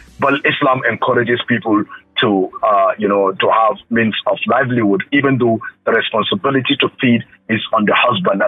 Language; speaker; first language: English; non-native, local second language; Hausa